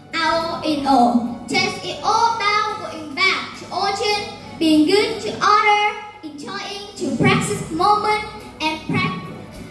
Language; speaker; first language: English; non-native, fluent; Vietnamese